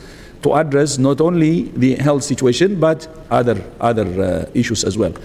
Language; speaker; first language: English; non-native, fluent; Tigrinya